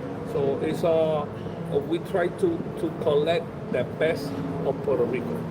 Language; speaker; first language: English; non-native, learner; Spanish